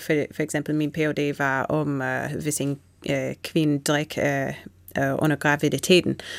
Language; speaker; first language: Danish; non-native, fluent; English